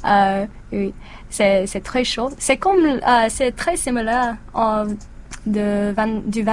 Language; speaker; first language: French; non-native, learner; English